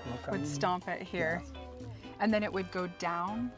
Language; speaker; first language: English; native; English